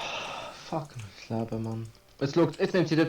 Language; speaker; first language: German; native; German